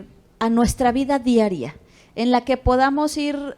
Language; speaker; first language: Spanish; native; Spanish